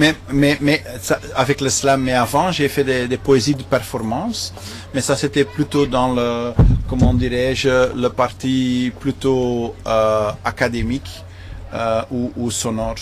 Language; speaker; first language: French; non-native, local second language; Dutch